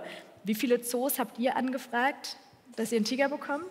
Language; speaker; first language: German; native; German